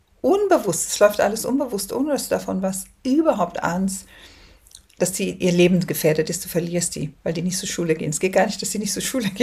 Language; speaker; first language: German; non-native, fluent; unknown